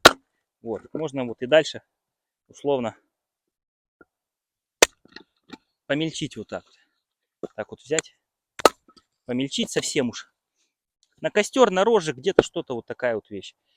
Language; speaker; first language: Russian; native; Russian